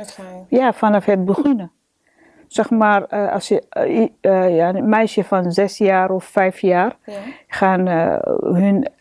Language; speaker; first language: Dutch; non-native, learner; Arabic